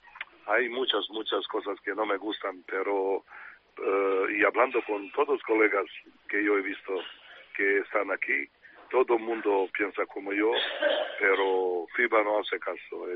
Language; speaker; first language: Spanish; non-native, fluent; Serbian